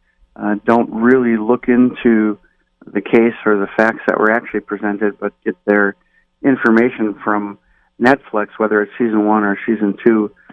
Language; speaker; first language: English; native; English